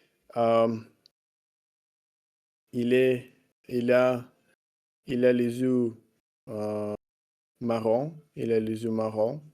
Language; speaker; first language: French; non-native, learner; Russian